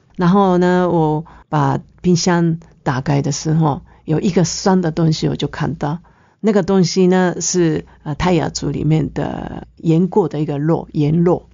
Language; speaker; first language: Chinese; non-native, fluent; Japanese